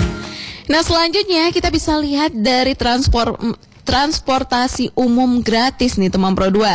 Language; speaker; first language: Indonesian; native; Indonesian